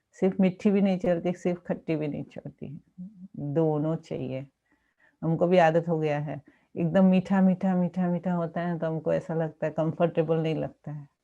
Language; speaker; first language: Hindi; non-native, local second language; Gujarati